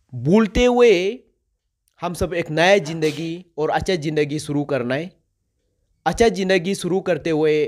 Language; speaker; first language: Hindi; non-native, local second language; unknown